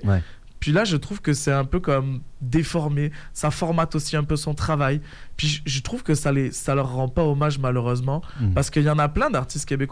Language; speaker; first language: French; native; French